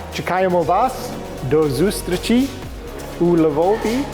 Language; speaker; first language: Ukrainian; non-native, fluent; English